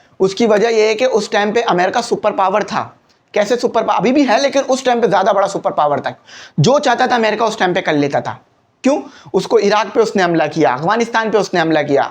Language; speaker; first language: Urdu; native; Urdu